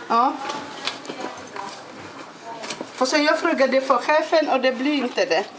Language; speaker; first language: Swedish; non-native, fluent; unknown